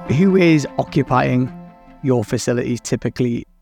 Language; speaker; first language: English; native; English